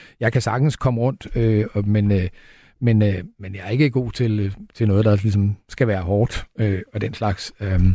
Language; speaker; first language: Danish; native; Danish